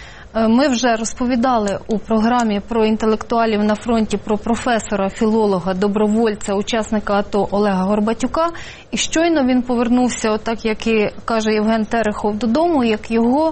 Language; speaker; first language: Ukrainian; native; Ukrainian